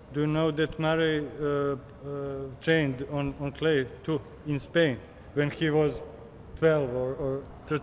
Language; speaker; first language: English; non-native, learner; Serbian